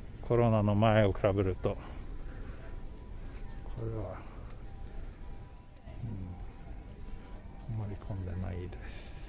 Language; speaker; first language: Japanese; non-native, learner; Swedish